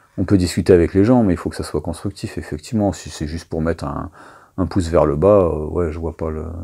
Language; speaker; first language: French; native; French